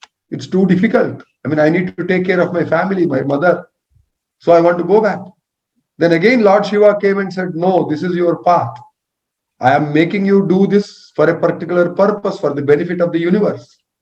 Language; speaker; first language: English; non-native, local second language; Telugu